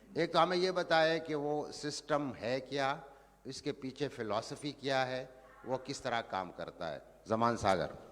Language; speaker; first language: Urdu; non-native, local second language; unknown